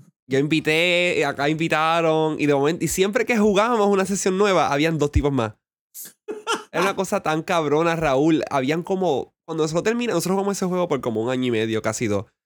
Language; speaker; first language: Spanish; early bilingual, heritage; Spanish